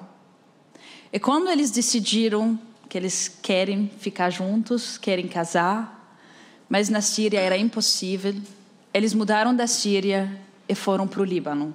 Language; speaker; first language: Portuguese; non-native, fluent; Arabic